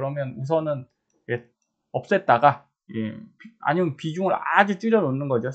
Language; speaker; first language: Korean; native; Korean